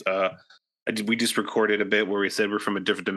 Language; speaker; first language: English; native; English